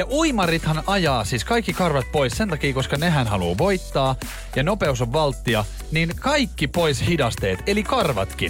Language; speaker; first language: Finnish; native; Finnish